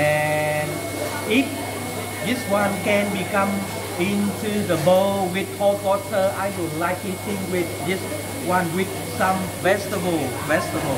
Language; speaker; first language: English; non-native, fluent; Vietnamese